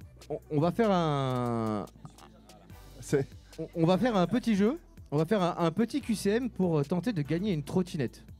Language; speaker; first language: French; native; French